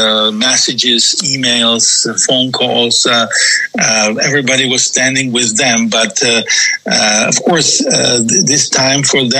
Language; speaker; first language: English; non-native, fluent; Czech